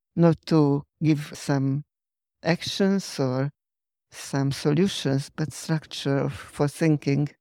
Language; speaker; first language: English; non-native, fluent; Hungarian